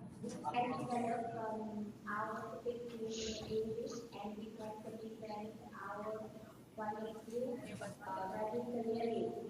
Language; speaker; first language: English; non-native, learner; Vietnamese